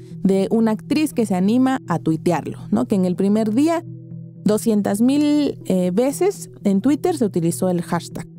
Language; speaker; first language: Spanish; native; Spanish